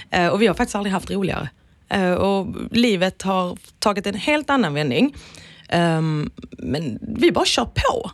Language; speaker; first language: Swedish; native; Swedish